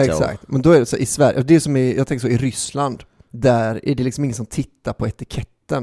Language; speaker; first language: Swedish; native; Swedish